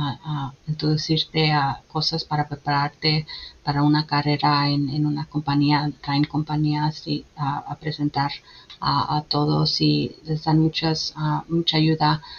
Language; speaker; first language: Spanish; early bilingual, heritage; Spanish